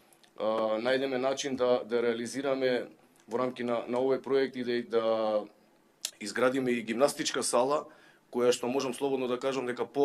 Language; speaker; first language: Macedonian; native; Macedonian